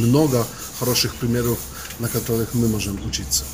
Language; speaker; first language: Russian; non-native, fluent; Polish